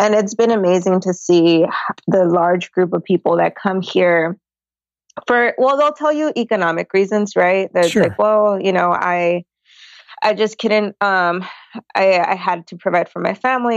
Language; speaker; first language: English; native; English